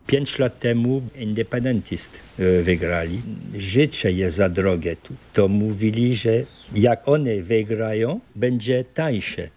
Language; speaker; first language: Polish; early bilingual, heritage; Polish